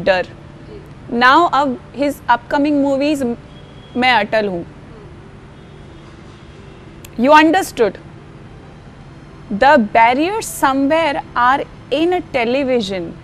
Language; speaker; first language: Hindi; native; Hindi